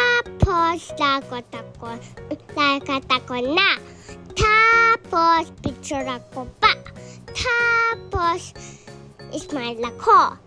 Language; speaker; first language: Filipino; early bilingual, heritage; Filipino